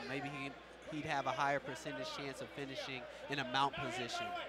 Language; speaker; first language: English; native; English